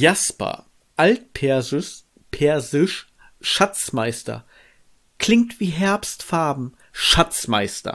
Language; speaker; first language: German; native; German